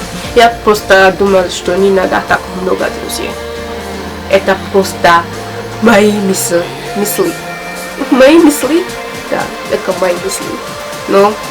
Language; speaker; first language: Russian; non-native, learner; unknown